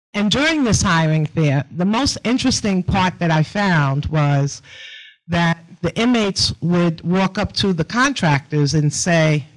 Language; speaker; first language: English; native; English